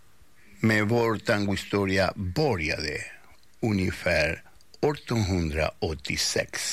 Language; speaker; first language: Swedish; non-native, fluent; Spanish